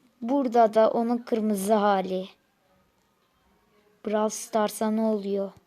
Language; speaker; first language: Turkish; native; Turkish